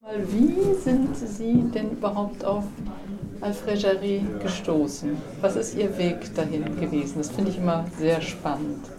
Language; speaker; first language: German; native; German